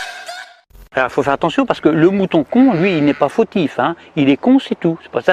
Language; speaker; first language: French; native; French